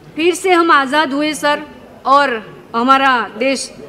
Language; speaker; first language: Hindi; non-native, local second language; Gujarati